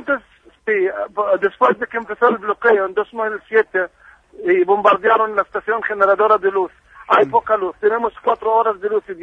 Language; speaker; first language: Spanish; non-native, fluent; Arabic